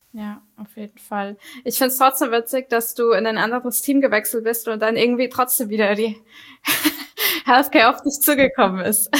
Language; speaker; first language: German; native; German